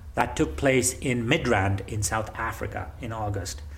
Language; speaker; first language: English; non-native, local second language; Gujarati